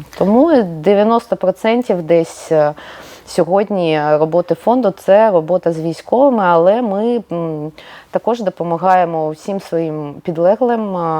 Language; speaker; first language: Ukrainian; non-native, local second language; Russian